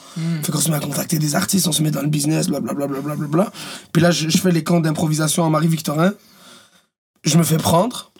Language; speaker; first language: French; early bilingual, other home language; Arabic